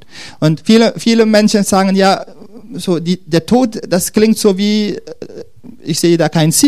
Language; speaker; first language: German; non-native, fluent; Dutch